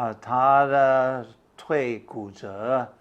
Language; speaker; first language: Chinese; non-native, fluent; English